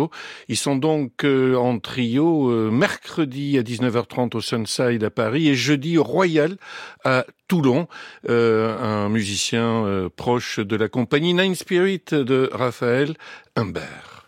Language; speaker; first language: French; native; French